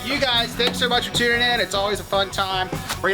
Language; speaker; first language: English; native; English